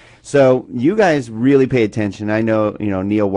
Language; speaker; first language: English; native; English